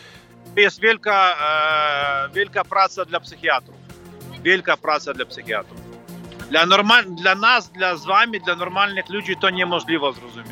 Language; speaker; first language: Polish; non-native, fluent; Ukrainian